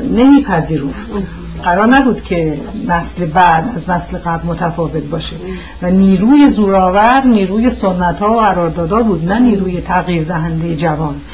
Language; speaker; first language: Persian; early bilingual, heritage; Persian